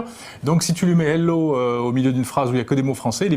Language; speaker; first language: French; native; French